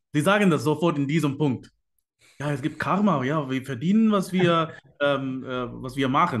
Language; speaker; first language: German; non-native, fluent; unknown